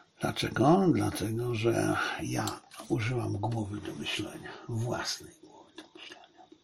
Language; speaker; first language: Polish; non-native, fluent; Chinese